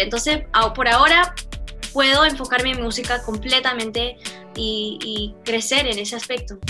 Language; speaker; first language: Spanish; early bilingual, heritage; Spanish